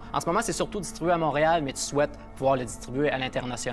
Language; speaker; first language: French; native; French